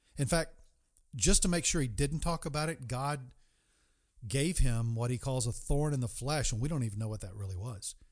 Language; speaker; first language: English; native; English